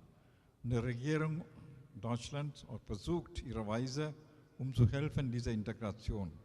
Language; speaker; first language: German; non-native, fluent; Tamil